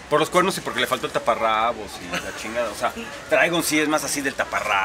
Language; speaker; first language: Spanish; native; Spanish